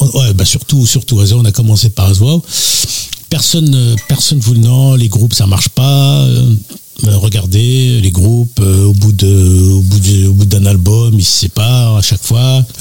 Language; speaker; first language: French; native; French